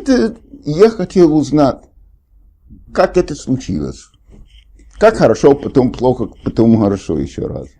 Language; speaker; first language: Russian; non-native, fluent; English